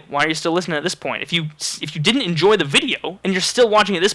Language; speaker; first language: English; native; English